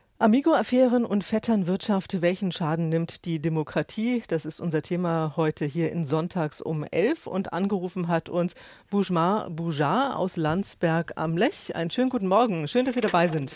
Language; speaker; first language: German; native; German